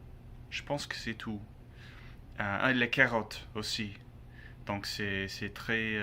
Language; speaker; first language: French; non-native, learner; English